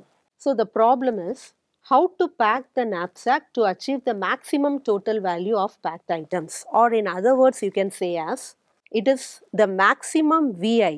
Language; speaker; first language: English; non-native, local second language; Tamil